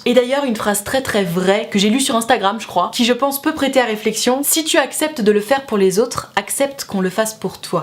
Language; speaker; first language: French; native; French